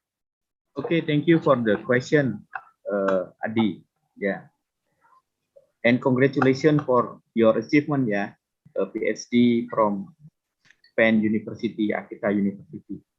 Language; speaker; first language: English; non-native, fluent; Indonesian